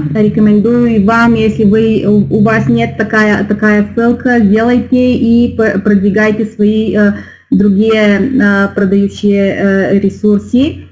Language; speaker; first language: Russian; non-native, learner; Bulgarian